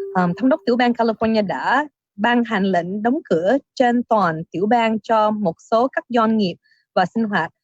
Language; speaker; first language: Vietnamese; early bilingual, heritage; Vietnamese